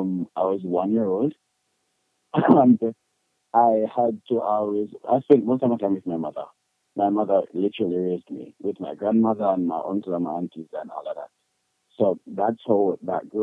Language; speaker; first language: English; non-native, local second language; Jamaican Creole English